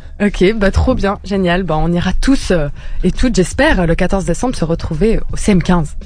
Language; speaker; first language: French; early bilingual, other home language; Italian